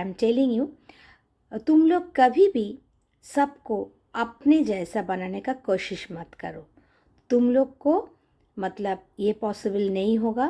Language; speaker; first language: Hindi; non-native, local second language; Bangla